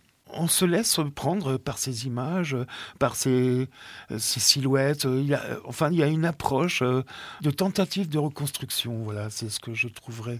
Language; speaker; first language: French; native; French